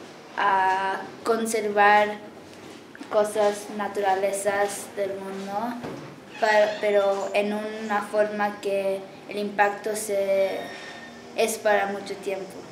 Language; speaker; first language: Spanish; early bilingual, heritage; English